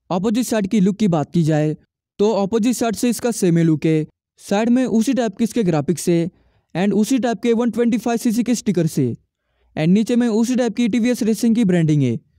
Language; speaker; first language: Hindi; native; Hindi